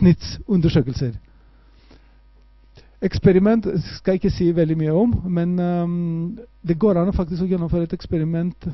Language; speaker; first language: Norwegian; non-native, fluent; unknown